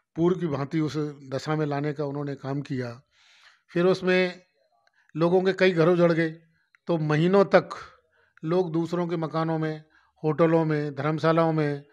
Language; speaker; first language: Hindi; native; Hindi